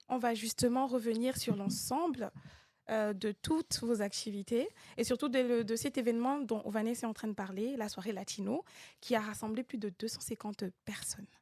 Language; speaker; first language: French; native; French